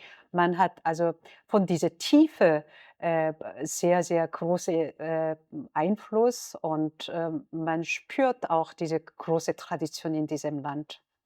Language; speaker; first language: German; non-native, fluent; Korean